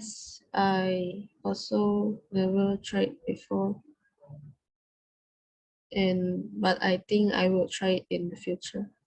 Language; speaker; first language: English; non-native, learner; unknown